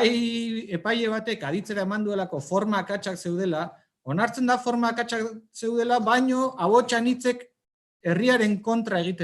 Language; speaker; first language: Basque; native; Basque